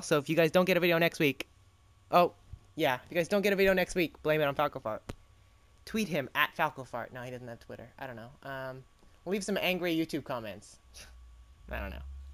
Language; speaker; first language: English; native; English